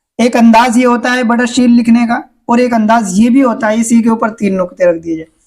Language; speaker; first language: Hindi; native; Hindi